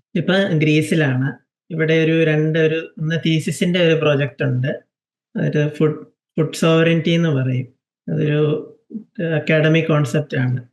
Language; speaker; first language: Malayalam; native; Malayalam